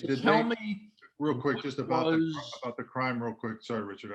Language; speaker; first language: English; native; English